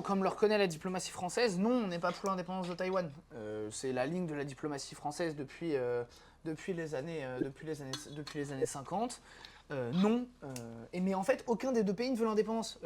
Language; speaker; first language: French; native; French